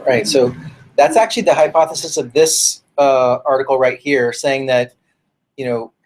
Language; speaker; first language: English; native; English